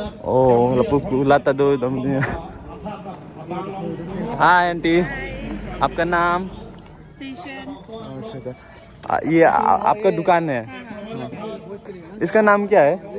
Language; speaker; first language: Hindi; non-native, local second language; Karbi